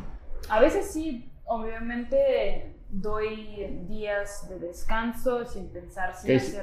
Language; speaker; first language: Spanish; non-native, fluent; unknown